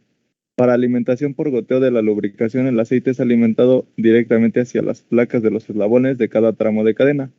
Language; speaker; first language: Spanish; native; Spanish